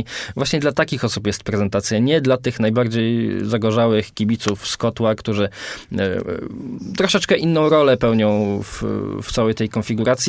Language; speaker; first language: Polish; native; Polish